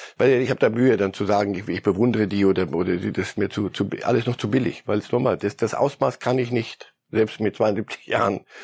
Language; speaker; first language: German; early bilingual, other home language; Polish